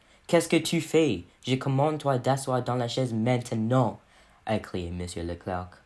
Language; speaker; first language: French; non-native, learner; English